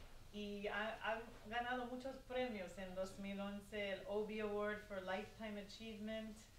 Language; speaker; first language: Spanish; early bilingual, heritage; Spanish